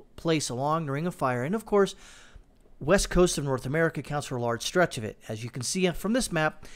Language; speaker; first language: English; native; English